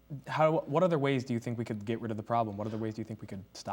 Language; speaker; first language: English; native; English